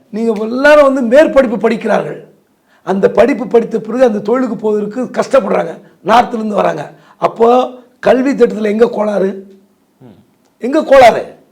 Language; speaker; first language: Tamil; native; Tamil